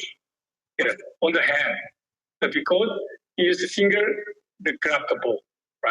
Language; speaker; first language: English; non-native, learner; Korean